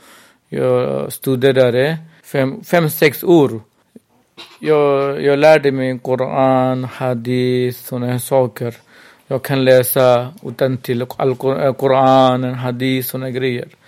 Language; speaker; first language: Swedish; non-native, local second language; Burmese